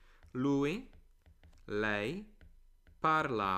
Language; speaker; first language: Italian; non-native, fluent; English